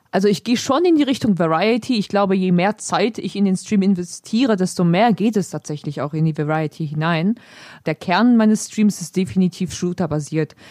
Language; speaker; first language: German; early bilingual, other home language; Polish